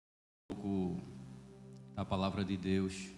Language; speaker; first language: Portuguese; native; Portuguese